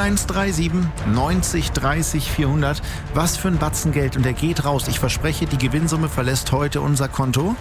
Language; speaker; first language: German; native; German